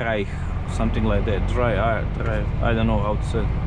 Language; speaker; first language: English; non-native, learner; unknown